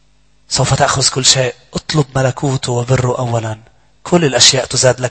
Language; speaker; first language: Arabic; native; Arabic